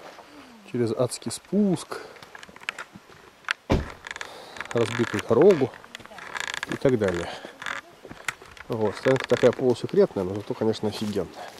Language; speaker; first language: Russian; native; Russian